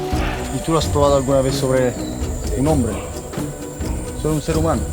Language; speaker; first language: Spanish; non-native, learner; Italian